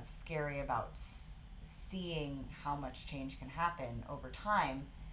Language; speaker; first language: English; native; English